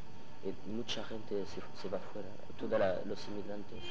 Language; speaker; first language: Spanish; non-native, learner; French